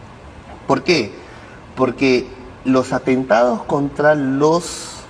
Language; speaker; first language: Spanish; native; Spanish